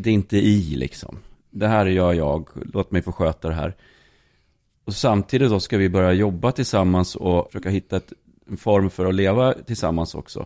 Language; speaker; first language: Swedish; native; Swedish